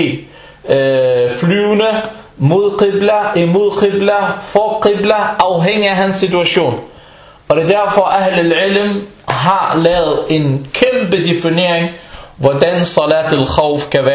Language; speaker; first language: Danish; non-native, fluent; Arabic